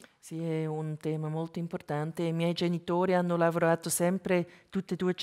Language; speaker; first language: Italian; non-native, local second language; German